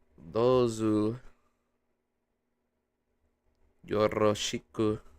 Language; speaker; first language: Japanese; non-native, learner; English